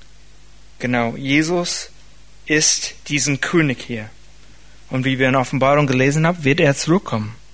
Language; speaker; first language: German; non-native, fluent; English